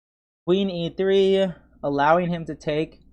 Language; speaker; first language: English; native; English